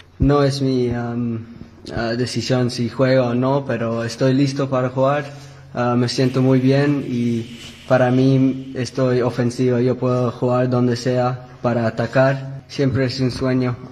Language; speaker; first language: Spanish; early bilingual, heritage; English